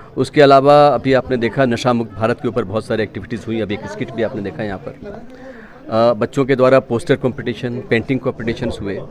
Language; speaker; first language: Hindi; native; Hindi